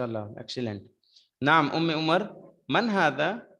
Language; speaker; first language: Arabic; non-native, fluent; Urdu